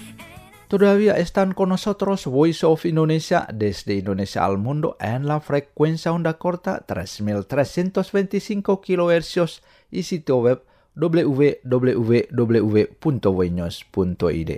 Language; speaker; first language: Spanish; non-native, fluent; Indonesian